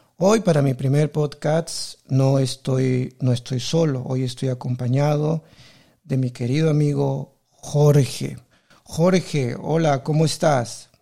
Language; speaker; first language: Spanish; native; Spanish